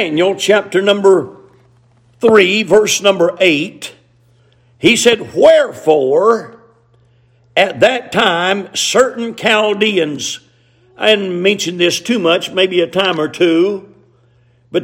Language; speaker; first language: English; native; English